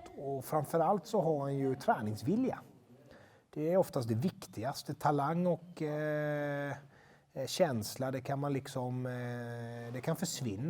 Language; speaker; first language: Swedish; native; Swedish